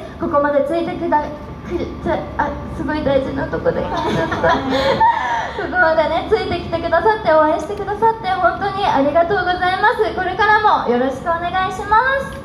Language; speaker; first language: Japanese; native; Japanese